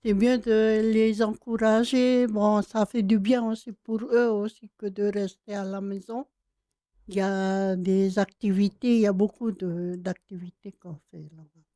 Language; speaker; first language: French; non-native, local second language; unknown